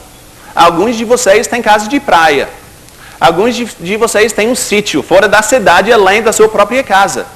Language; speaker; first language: Portuguese; non-native, fluent; English